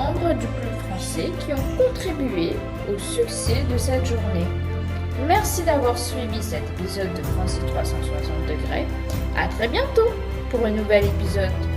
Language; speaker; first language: French; non-native, fluent; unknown